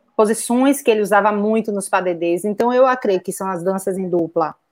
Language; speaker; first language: Portuguese; native; Portuguese